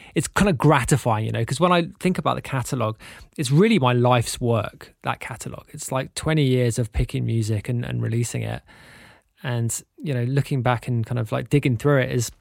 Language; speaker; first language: English; native; English